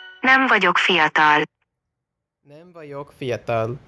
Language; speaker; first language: Hungarian; non-native, learner; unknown